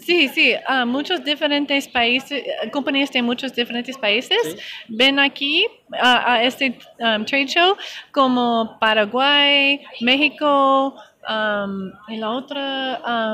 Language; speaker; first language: Spanish; non-native, learner; English